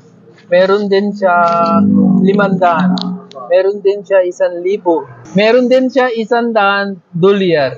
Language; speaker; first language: Filipino; non-native, learner; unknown